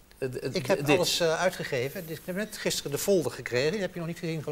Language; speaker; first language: Dutch; native; Dutch